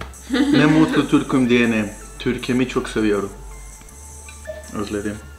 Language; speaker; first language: Turkish; non-native, learner; Spanish